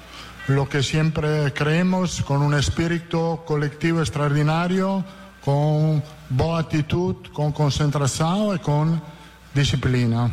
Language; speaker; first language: Spanish; non-native, learner; Italian